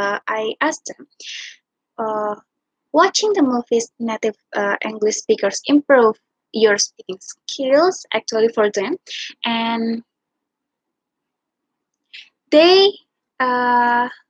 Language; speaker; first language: English; non-native, learner; Indonesian